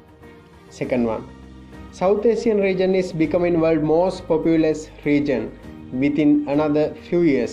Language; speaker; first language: English; non-native, local second language; Sinhala